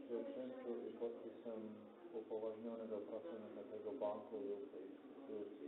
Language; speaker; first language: Polish; non-native, learner; Croatian